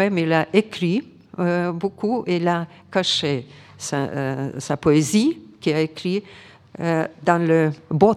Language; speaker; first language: French; non-native, fluent; Ukrainian